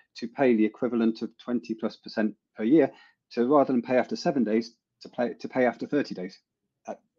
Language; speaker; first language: English; native; English